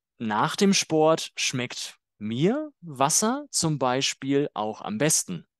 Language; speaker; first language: German; native; German